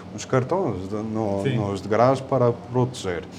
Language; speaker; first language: Portuguese; early bilingual, other home language; Spanish